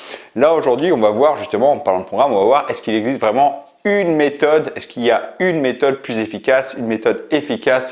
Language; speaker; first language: French; native; French